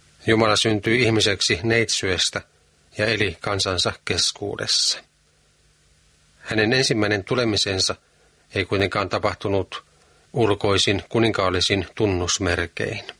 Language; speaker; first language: Finnish; native; Finnish